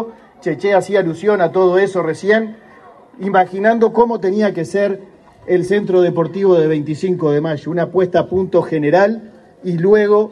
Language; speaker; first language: Spanish; native; Spanish